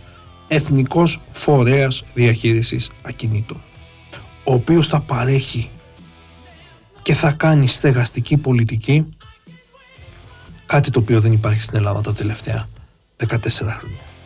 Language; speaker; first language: Greek; native; Greek